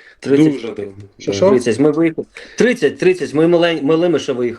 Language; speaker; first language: Ukrainian; early bilingual, other home language; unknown